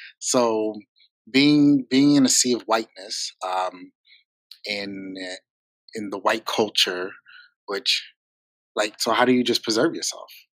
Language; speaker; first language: English; native; English